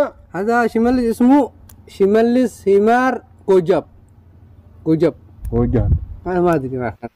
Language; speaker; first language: Arabic; non-native, learner; Oromo